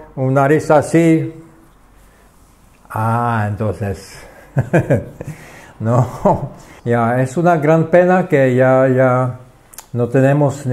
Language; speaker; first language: Spanish; non-native, fluent; Czech